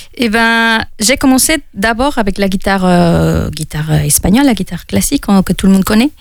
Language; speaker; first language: French; non-native, fluent; Spanish